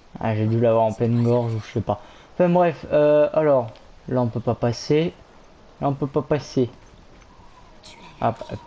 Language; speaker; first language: French; native; French